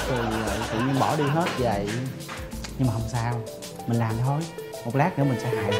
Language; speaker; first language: Vietnamese; native; Vietnamese